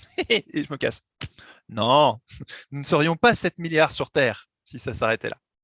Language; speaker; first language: French; native; French